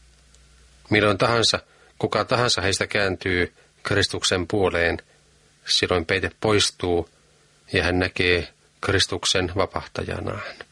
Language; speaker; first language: Finnish; native; Finnish